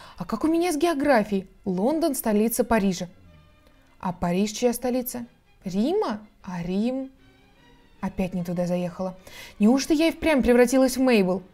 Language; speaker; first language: Russian; native; Russian